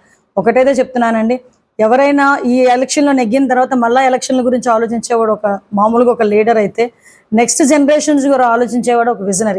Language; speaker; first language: Telugu; native; Telugu